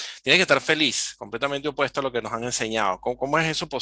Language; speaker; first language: Spanish; native; Spanish